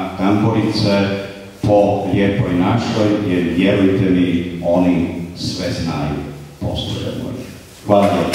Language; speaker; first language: Croatian; native; Croatian